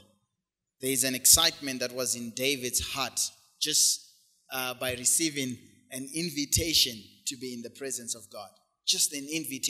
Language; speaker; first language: English; non-native, local second language; Shona